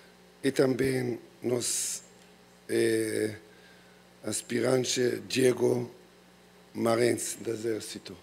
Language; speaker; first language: Portuguese; non-native, learner; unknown